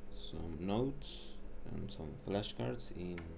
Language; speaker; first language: English; non-native, learner; Spanish